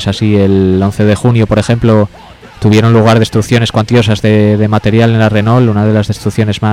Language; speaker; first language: Spanish; native; Spanish